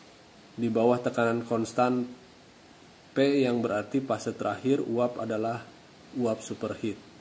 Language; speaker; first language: Indonesian; native; Indonesian